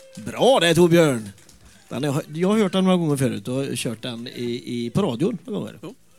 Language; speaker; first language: Swedish; native; Swedish